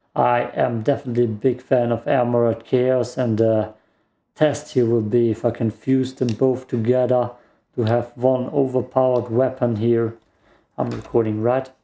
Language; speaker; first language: English; non-native, fluent; German